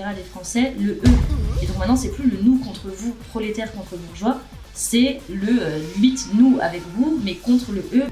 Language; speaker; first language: French; native; French